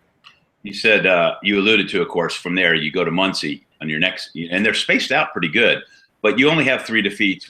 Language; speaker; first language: English; native; English